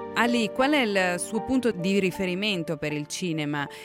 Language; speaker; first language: Italian; native; Italian